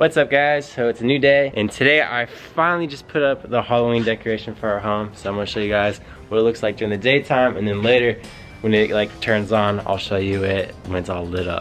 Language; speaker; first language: English; native; English